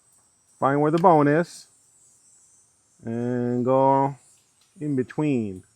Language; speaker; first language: English; early bilingual, other home language; Spanish